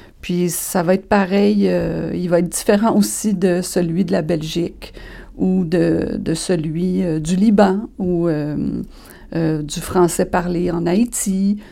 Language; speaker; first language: French; native; French